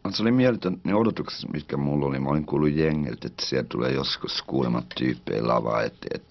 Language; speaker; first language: Finnish; early bilingual, other home language; Swedish